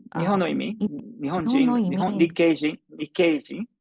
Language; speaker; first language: Japanese; non-native, fluent; English